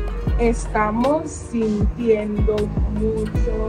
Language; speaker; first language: Spanish; non-native, learner; English